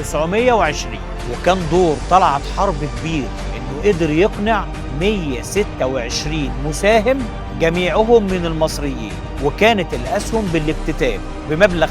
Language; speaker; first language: Arabic; native; Arabic